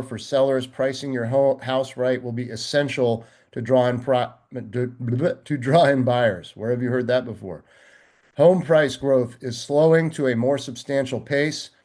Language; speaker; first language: English; native; English